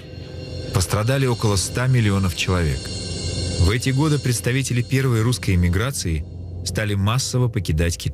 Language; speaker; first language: Russian; native; Russian